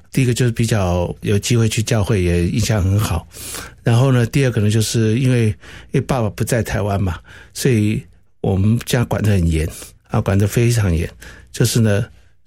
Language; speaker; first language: Chinese; non-native, local second language; Cantonese